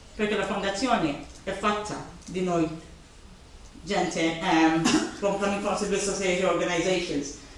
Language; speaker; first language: Italian; non-native, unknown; Maltese